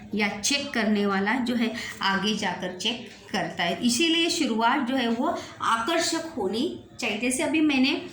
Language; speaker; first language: Hindi; non-native, local second language; Marathi